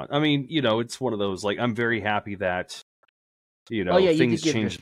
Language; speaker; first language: English; native; English